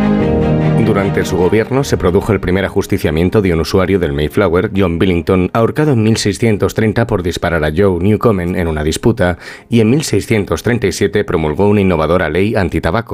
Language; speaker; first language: Spanish; native; Spanish